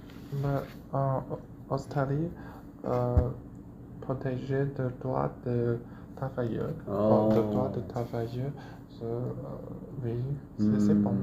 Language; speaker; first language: French; non-native, learner; Chinese